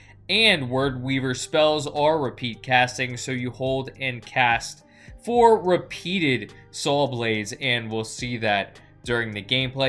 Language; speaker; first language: English; native; English